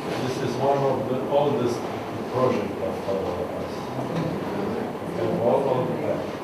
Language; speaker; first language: English; non-native, learner; Romanian